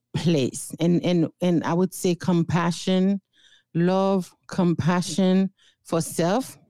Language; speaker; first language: English; non-native, fluent; Haitian Creole